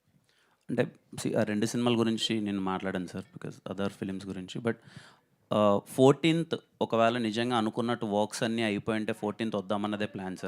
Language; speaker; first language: Telugu; native; Telugu